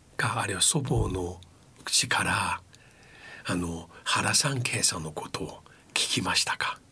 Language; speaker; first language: Japanese; non-native, fluent; Chinese